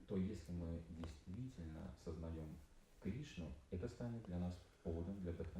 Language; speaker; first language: Russian; native; Russian